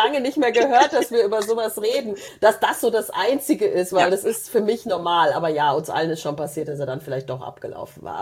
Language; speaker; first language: German; native; German